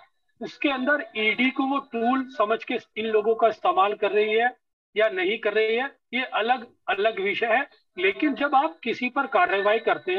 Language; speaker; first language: Hindi; native; Hindi